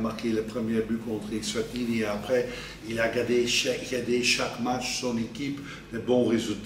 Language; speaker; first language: French; non-native, fluent; Dutch